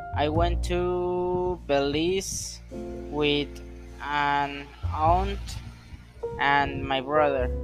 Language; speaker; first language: English; non-native, learner; Spanish